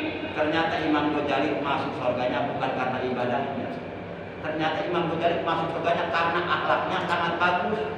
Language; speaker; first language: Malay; non-native, local second language; Javanese